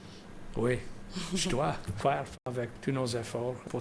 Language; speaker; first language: French; non-native, fluent; English